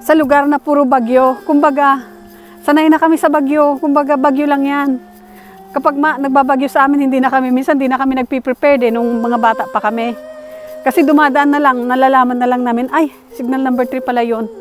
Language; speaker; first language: Filipino; non-native, local second language; Bikol